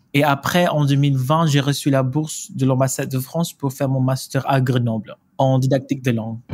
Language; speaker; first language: French; non-native, fluent; Malay